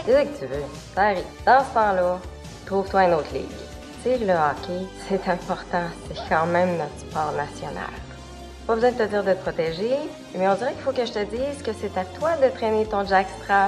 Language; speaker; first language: French; native; French